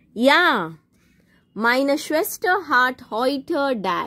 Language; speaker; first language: German; non-native, fluent; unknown